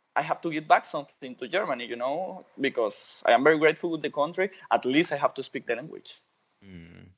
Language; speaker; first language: English; non-native, fluent; Spanish